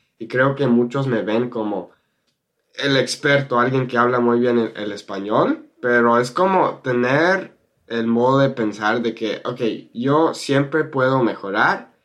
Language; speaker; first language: Spanish; non-native, fluent; English